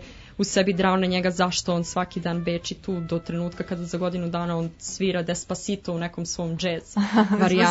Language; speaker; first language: Serbian; native; Serbian